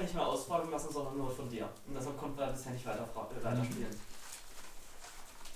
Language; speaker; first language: German; native; German